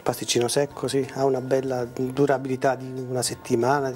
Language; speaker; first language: Italian; native; Italian